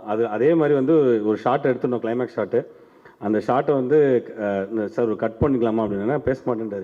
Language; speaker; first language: Tamil; native; Tamil